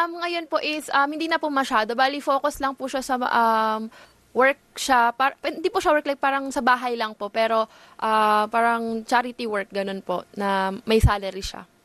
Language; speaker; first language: Filipino; native; Filipino